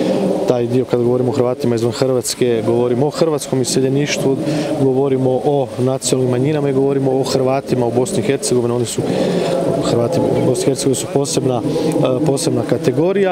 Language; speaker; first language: Croatian; native; Croatian